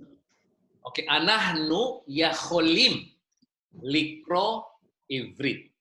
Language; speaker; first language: Hebrew; non-native, fluent; Indonesian